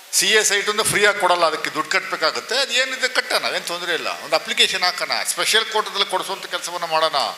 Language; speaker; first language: Kannada; native; Kannada